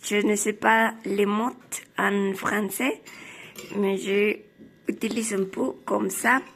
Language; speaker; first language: French; non-native, learner; Spanish